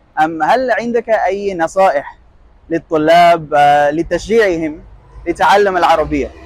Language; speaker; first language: Arabic; non-native, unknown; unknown